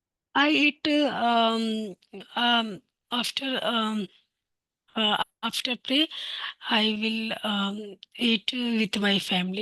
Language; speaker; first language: English; non-native, learner; Hindi